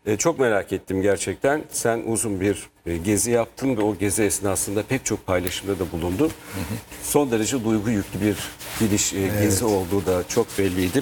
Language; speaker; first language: Turkish; native; Turkish